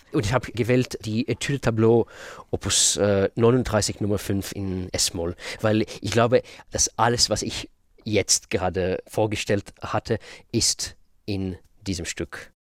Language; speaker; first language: German; non-native, fluent; Russian